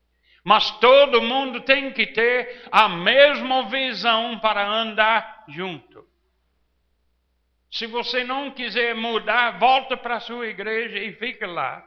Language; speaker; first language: Portuguese; non-native, fluent; English